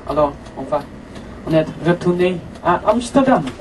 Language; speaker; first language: French; non-native, fluent; Dutch